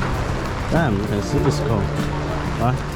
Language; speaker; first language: English; non-native, fluent; Chinese